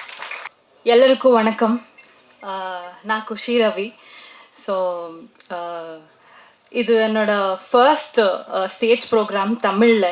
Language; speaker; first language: Tamil; non-native, local second language; Kannada